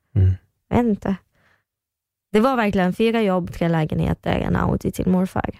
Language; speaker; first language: Swedish; early bilingual, other home language; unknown